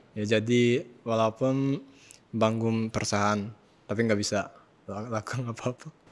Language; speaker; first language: Indonesian; non-native, fluent; Japanese